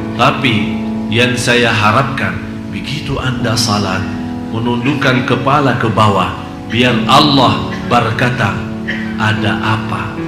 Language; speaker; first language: Indonesian; non-native, fluent; Arabic